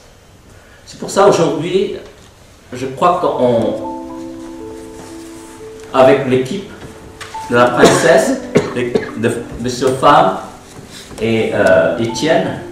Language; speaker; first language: French; non-native, fluent; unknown